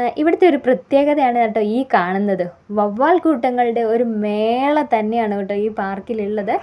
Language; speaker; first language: Malayalam; native; Malayalam